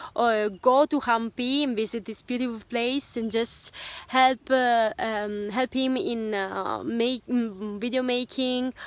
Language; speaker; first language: English; non-native, fluent; Italian